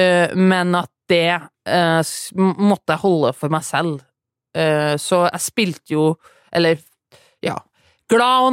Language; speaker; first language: Norwegian; native; Norwegian